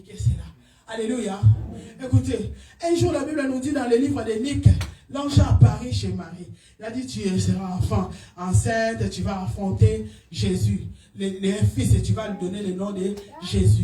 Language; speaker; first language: French; non-native, local second language; Lingala